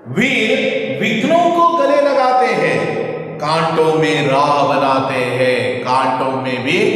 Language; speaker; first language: Hindi; non-native, local second language; Kannada